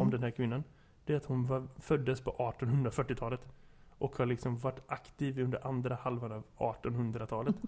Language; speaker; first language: Swedish; native; Swedish